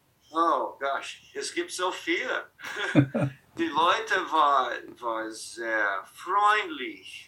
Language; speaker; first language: German; non-native, fluent; English